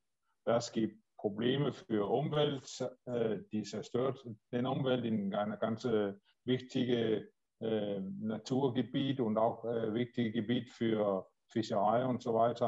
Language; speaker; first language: German; non-native, learner; Danish